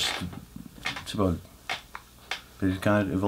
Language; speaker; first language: Welsh; native; Welsh